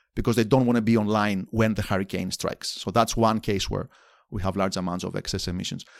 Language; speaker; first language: English; non-native, fluent; Greek